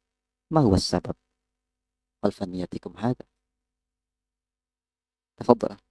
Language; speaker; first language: Arabic; non-native, learner; Indonesian